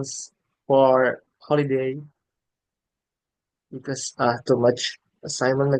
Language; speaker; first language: English; non-native, learner; Indonesian